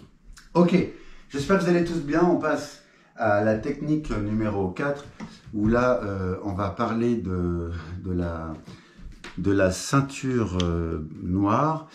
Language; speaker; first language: French; native; French